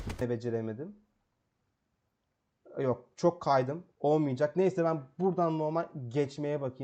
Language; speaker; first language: Turkish; native; Turkish